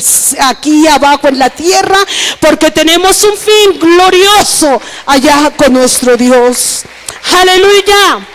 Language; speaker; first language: Spanish; native; Spanish